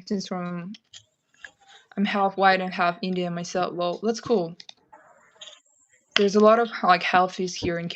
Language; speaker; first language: English; non-native, fluent; Kyrgyz